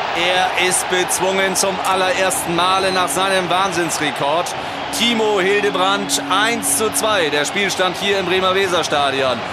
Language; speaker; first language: German; native; German